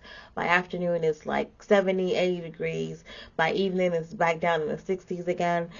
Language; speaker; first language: English; native; English